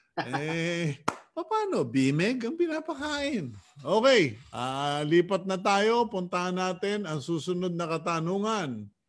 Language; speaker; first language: Filipino; native; Filipino